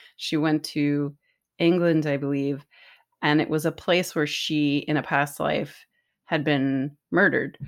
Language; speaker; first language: English; native; English